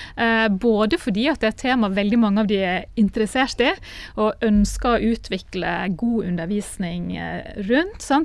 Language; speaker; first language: Norwegian; native; Norwegian